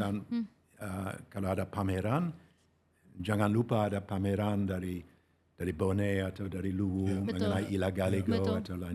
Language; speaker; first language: Indonesian; non-native, fluent; English